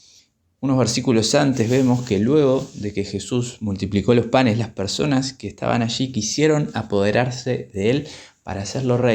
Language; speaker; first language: Spanish; native; Spanish